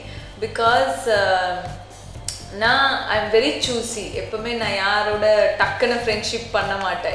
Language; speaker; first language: Tamil; non-native, learner; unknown